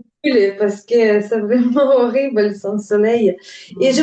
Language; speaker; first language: French; non-native, learner; Ukrainian